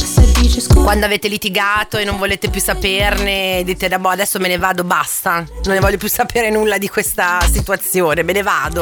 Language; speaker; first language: Italian; native; Italian